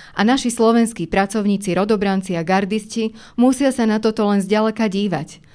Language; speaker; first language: Slovak; native; Slovak